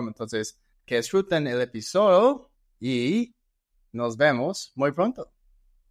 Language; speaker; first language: Spanish; non-native, fluent; English